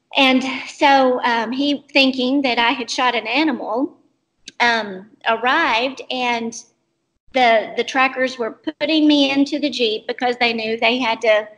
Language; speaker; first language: English; native; English